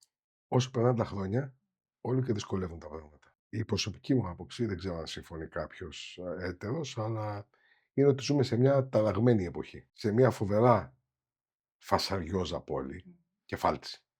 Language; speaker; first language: Greek; native; Greek